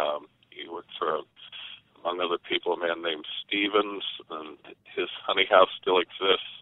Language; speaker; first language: English; native; English